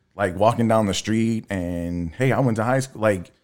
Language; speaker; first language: English; native; English